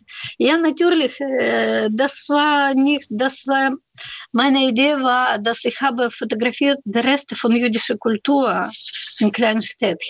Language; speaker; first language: German; non-native, fluent; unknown